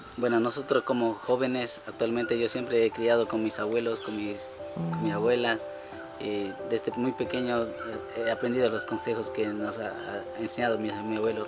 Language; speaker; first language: Spanish; non-native, local second language; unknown